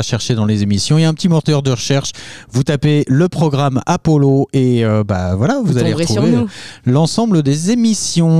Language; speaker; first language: French; native; French